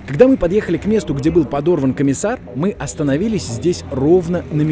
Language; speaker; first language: Russian; native; Russian